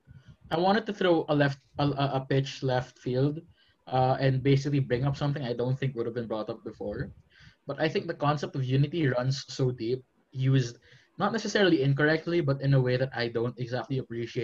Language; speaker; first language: English; non-native, local second language; Filipino